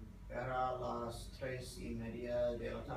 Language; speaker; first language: Spanish; non-native, learner; English